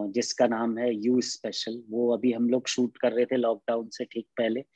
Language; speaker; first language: Hindi; native; Hindi